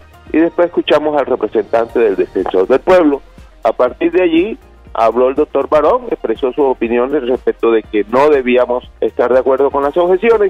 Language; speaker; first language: Spanish; native; Spanish